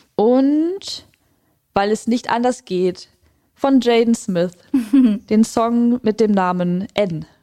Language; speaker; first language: German; native; German